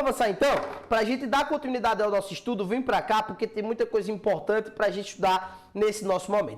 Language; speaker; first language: Portuguese; native; Portuguese